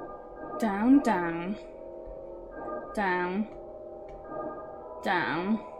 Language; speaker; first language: English; native; English